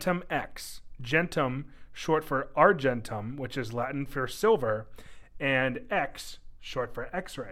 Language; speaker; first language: English; native; English